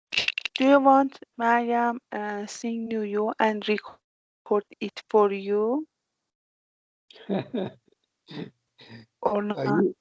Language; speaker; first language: English; non-native, learner; Persian